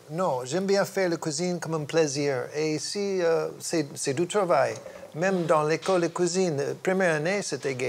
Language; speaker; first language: French; non-native, fluent; English